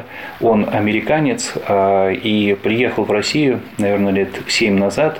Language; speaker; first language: Russian; native; Russian